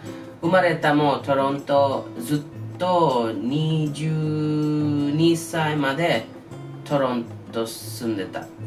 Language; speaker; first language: Japanese; non-native, learner; English